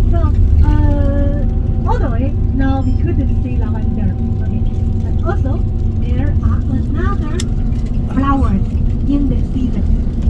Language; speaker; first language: English; non-native, learner; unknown